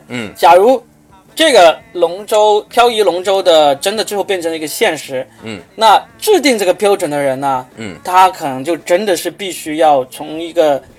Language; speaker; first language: Chinese; native; Chinese